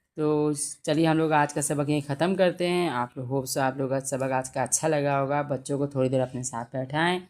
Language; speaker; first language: Hindi; native; Hindi